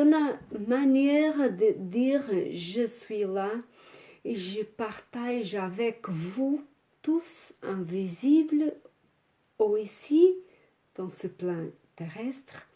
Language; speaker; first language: French; non-native, fluent; Portuguese